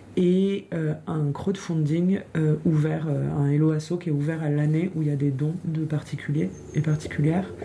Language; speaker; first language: French; native; French